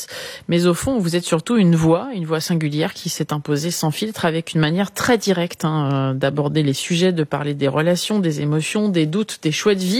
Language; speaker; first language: French; native; French